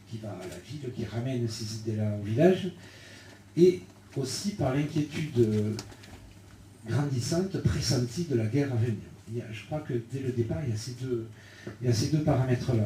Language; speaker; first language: French; native; French